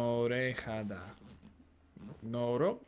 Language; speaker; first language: Korean; non-native, learner; English